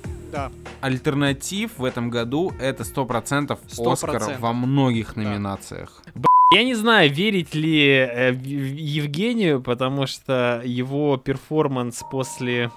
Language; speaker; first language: Russian; native; Russian